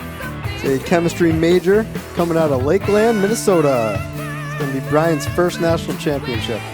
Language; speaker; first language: English; native; English